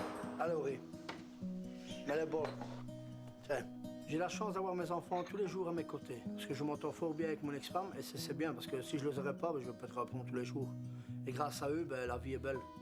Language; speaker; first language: French; native; French